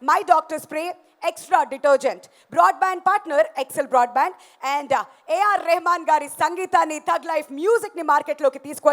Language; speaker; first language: Telugu; native; Telugu